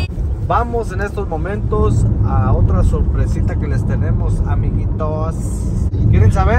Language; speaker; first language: Spanish; native; Spanish